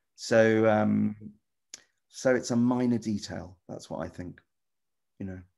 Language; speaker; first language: English; native; English